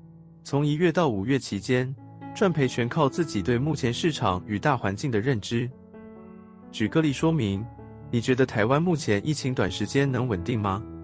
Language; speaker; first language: Chinese; native; Chinese